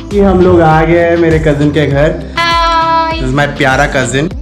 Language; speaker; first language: Hindi; non-native, local second language; Bangla